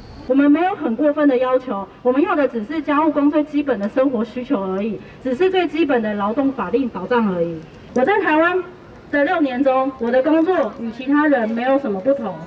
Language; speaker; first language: Chinese; non-native, fluent; Indonesian